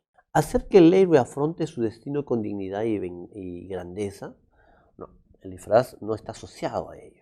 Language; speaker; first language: Spanish; native; Spanish